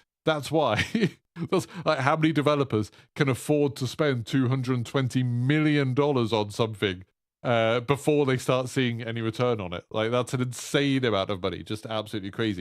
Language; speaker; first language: English; native; English